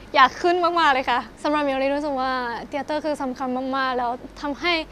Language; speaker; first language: Thai; non-native, fluent; Japanese